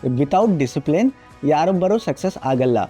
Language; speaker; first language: Kannada; non-native, local second language; Urdu